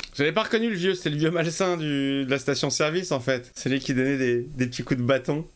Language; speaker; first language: French; native; French